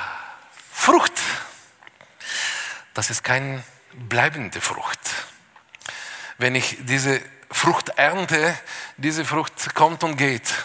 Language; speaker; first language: German; non-native, fluent; Bulgarian